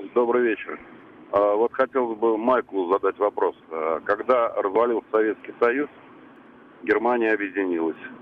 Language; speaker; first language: Russian; native; Russian